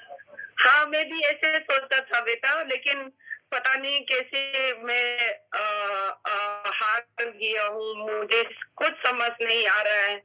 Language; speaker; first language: Hindi; non-native, local second language; Manipuri